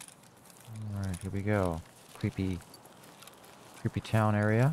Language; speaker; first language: English; native; English